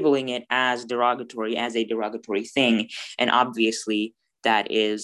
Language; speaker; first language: English; early bilingual, other home language; Bangla